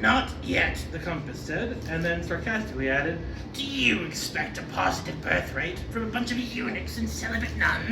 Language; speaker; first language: English; native; English